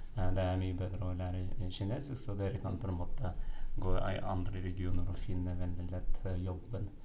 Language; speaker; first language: Norwegian; non-native, fluent; Uyghur